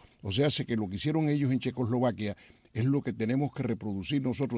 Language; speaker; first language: Spanish; native; Spanish